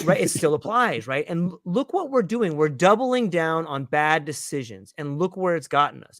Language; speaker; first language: English; native; English